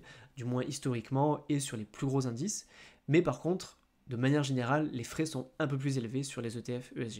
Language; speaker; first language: French; native; French